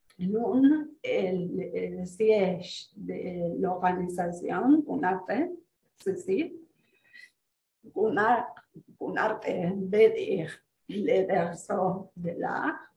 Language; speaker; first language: French; non-native, fluent; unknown